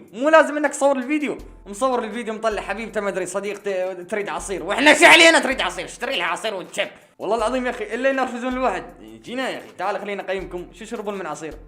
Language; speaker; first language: Arabic; native; Arabic